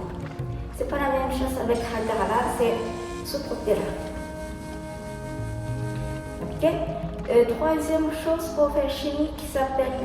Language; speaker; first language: French; non-native, learner; Japanese